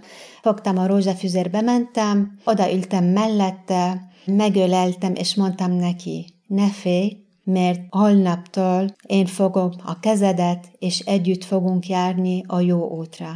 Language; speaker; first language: Hungarian; non-native, fluent; Arabic